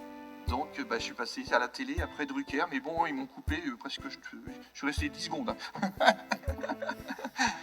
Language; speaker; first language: French; native; French